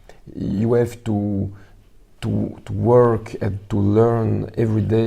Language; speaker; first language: English; non-native, learner; French